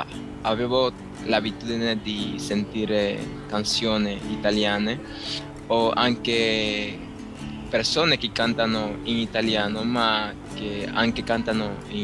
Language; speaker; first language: Italian; non-native, fluent; Spanish